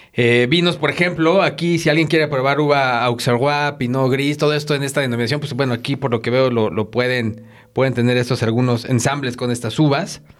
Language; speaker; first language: Spanish; native; Spanish